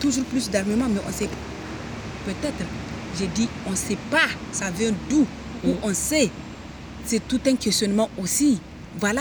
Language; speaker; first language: French; non-native, local second language; Hausa